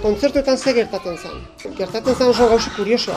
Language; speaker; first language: Basque; native; Basque